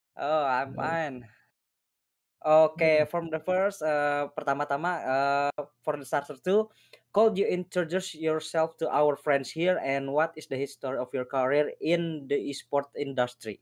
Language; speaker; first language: English; non-native, learner; Indonesian